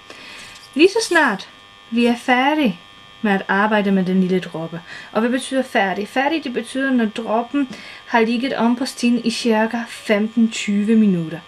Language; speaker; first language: Danish; non-native, fluent; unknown